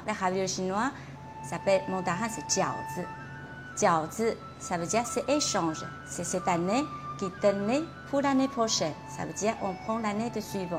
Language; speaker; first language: French; non-native, fluent; Chinese